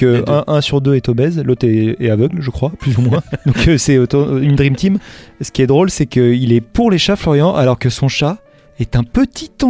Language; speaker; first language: French; native; French